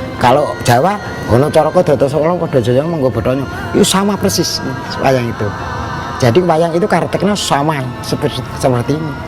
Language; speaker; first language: Indonesian; non-native, local second language; Javanese